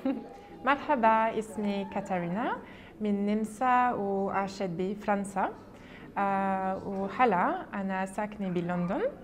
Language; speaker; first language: Arabic; non-native, learner; German